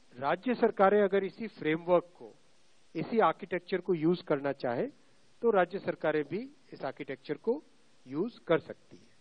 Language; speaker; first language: Hindi; native; Hindi